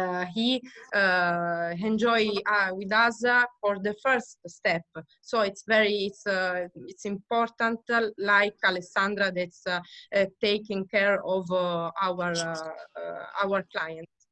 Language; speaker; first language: English; non-native, learner; Italian